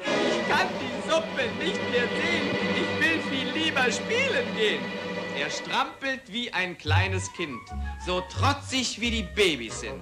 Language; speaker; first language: German; native; German